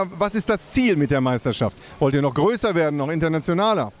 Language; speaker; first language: German; native; German